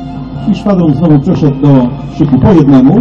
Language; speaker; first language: Polish; native; Polish